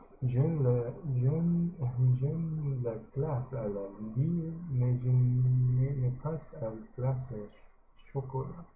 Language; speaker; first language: French; non-native, learner; English